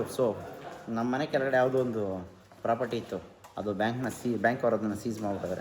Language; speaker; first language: Kannada; native; Kannada